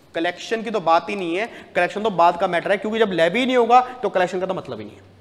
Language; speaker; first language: Hindi; native; Hindi